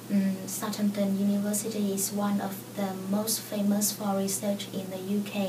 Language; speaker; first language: English; non-native, fluent; Vietnamese